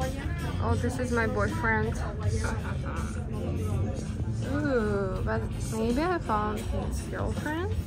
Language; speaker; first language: English; non-native, learner; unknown